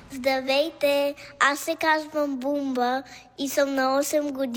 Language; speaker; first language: Bulgarian; early bilingual, heritage; Bulgarian